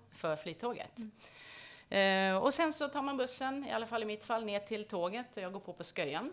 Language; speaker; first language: Swedish; native; Swedish